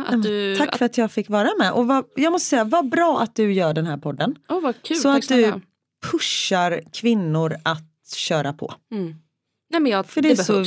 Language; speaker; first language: Swedish; native; Swedish